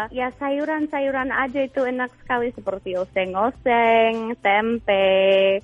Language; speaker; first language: Indonesian; non-native, fluent; English